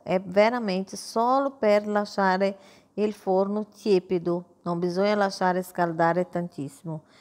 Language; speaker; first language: Italian; non-native, fluent; Portuguese